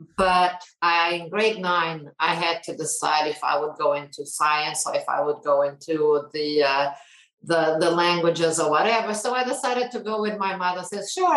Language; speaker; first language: English; non-native, fluent; Portuguese